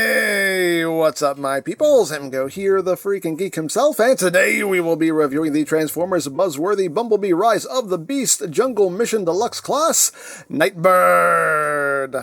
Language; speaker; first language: English; native; English